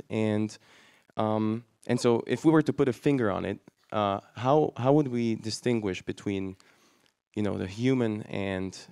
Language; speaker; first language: English; non-native, fluent; Slovak